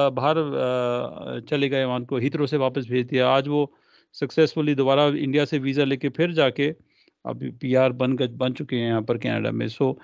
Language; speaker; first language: Hindi; non-native, local second language; Punjabi